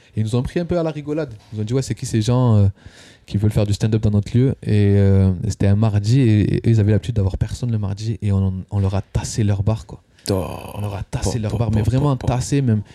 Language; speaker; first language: French; native; French